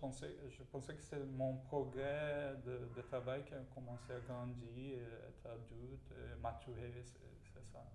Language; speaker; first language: French; non-native, fluent; Portuguese